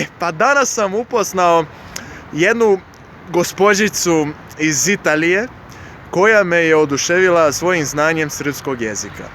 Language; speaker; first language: Serbian; non-native, fluent; Portuguese